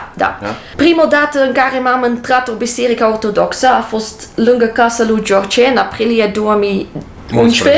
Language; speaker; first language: Romanian; non-native, learner; English